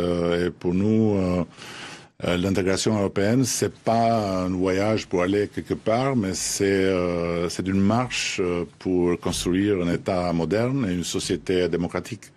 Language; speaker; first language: French; non-native, fluent; Albanian